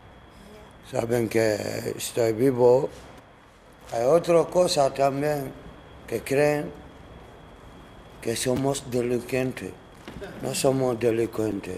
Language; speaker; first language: Spanish; non-native, learner; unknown